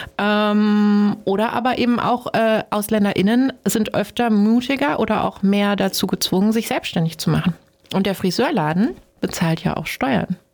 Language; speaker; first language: German; native; German